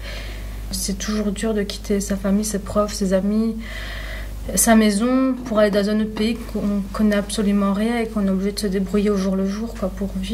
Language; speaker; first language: French; early bilingual, other home language; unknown